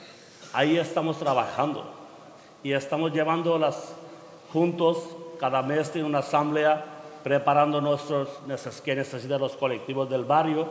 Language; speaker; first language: Spanish; non-native, learner; Bangla